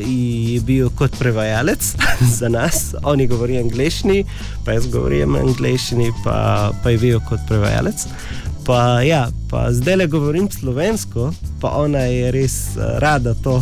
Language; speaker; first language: Slovenian; non-native, learner; Arabic